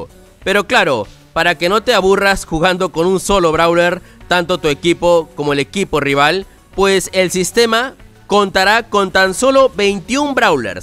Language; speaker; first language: Spanish; native; Spanish